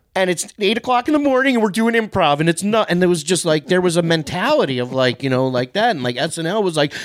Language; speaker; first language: English; native; English